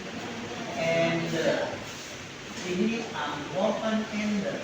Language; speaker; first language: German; non-native, fluent; Indonesian